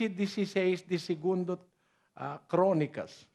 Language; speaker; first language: Portuguese; non-native, learner; Filipino